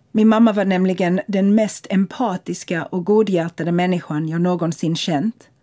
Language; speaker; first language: Swedish; non-native, fluent; English